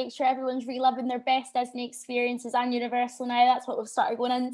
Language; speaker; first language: English; native; English